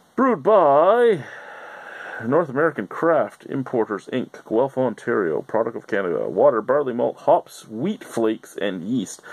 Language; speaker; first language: English; native; English